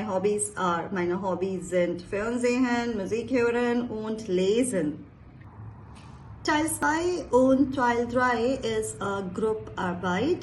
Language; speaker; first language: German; non-native, fluent; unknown